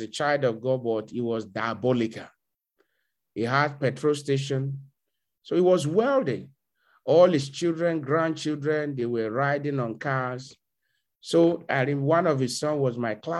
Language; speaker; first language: English; non-native, local second language; Yoruba